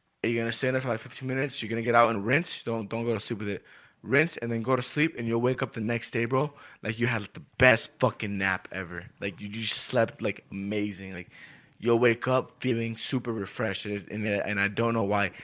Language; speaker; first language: English; early bilingual, other home language; Spanish